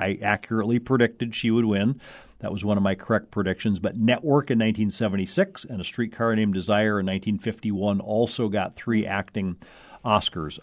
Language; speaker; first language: English; native; English